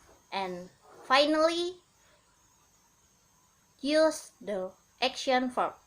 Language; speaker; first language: English; non-native, learner; Indonesian